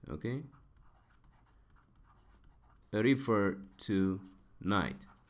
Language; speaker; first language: English; non-native, local second language; Amharic